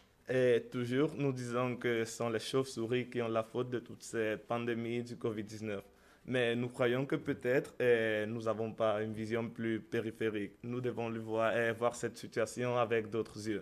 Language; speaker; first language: French; non-native, learner; Spanish